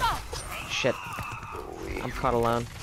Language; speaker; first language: English; native; English